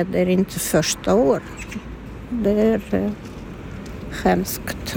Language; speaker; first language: Swedish; non-native, learner; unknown